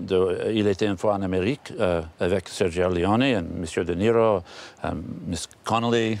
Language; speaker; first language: French; non-native, learner; English